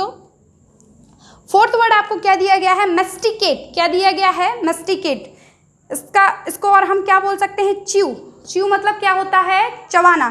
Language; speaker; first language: Hindi; native; Hindi